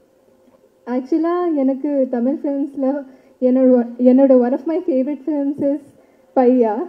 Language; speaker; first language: Tamil; non-native, learner; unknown